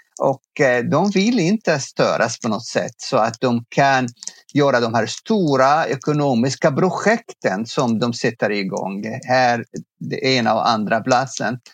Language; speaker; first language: Swedish; non-native, fluent; Arabic